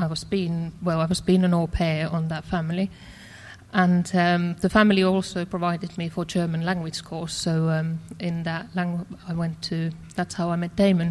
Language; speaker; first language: English; non-native, fluent; Finnish